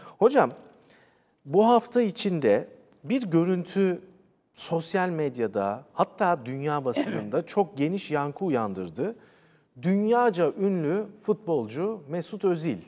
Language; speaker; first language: Turkish; native; Turkish